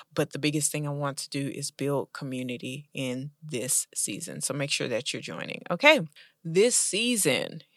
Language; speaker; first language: English; native; English